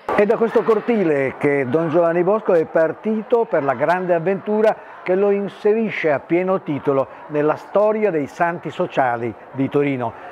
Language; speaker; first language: Italian; native; Italian